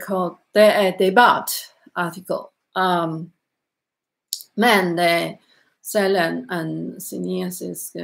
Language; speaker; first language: Swedish; non-native, learner; Chinese